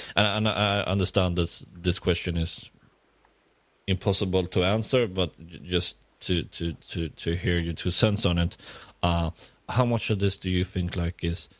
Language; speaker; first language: English; non-native, fluent; Swedish